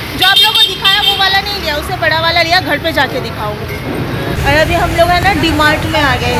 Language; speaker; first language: Hindi; non-native, local second language; Bangla